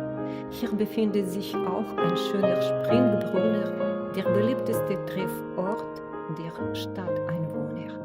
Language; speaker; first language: German; non-native, learner; Russian